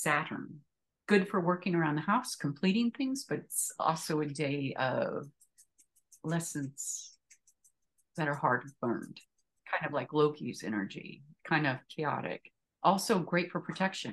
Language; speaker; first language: English; native; English